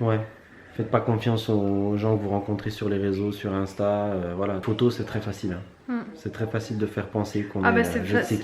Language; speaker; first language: French; native; French